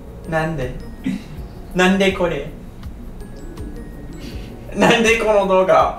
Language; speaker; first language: Japanese; non-native, learner; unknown